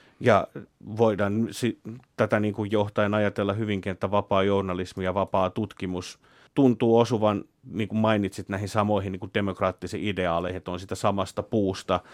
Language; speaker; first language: Finnish; native; Finnish